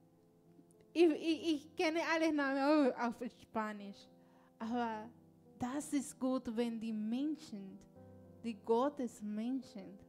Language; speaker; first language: German; non-native, learner; Spanish